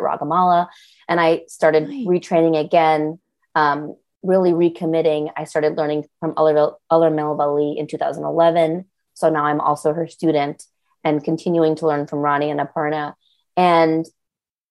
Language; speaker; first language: English; native; English